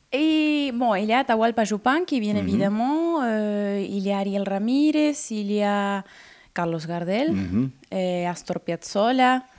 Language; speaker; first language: French; non-native, fluent; Spanish